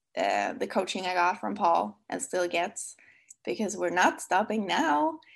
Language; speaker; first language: English; non-native, fluent; Swedish